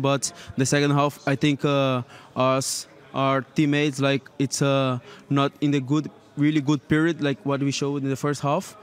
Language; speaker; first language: English; non-native, learner; Portuguese